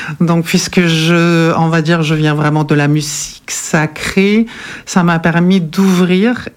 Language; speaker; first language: French; non-native, fluent; German